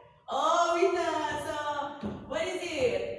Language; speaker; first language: English; non-native, learner; Indonesian